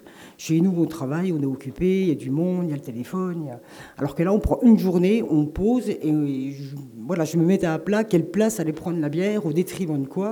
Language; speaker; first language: French; native; French